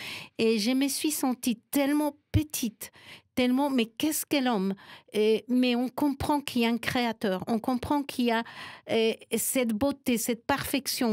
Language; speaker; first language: French; non-native, fluent; Spanish